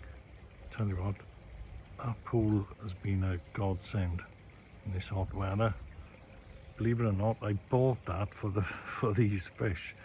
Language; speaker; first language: English; native; English